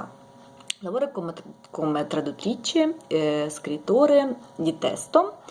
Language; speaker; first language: Italian; non-native, learner; Ukrainian